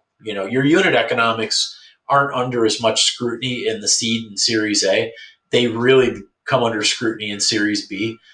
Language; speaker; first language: English; native; English